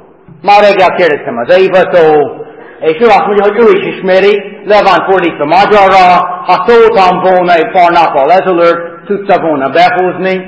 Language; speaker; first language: Hungarian; non-native, fluent; English